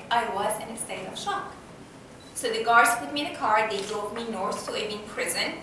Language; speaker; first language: English; non-native, fluent; Persian